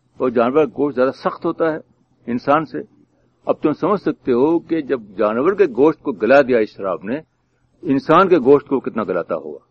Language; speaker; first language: Urdu; native; Urdu